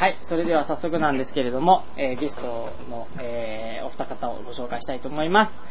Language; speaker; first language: Japanese; native; Japanese